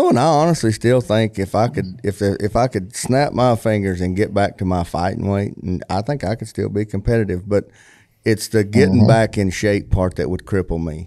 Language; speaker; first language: English; native; English